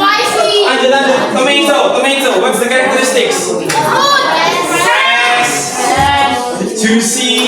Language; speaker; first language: English; non-native, fluent; Indonesian